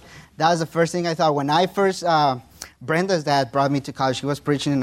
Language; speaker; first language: English; non-native, fluent; Spanish